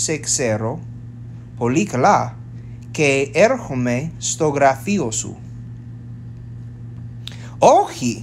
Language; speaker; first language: Greek; non-native, learner; English